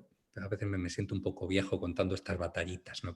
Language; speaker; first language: Spanish; native; Spanish